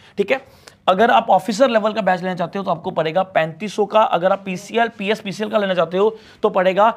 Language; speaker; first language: Hindi; non-native, local second language; Punjabi